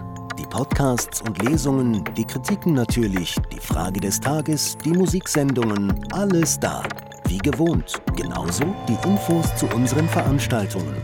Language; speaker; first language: German; native; German